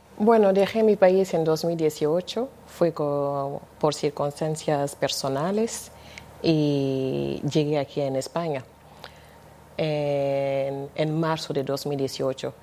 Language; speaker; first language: Spanish; non-native, fluent; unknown